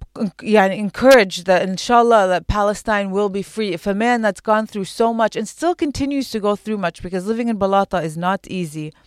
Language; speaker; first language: English; non-native, fluent; Arabic